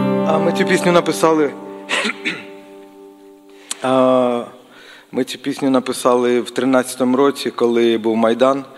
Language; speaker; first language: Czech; non-native, learner; Ukrainian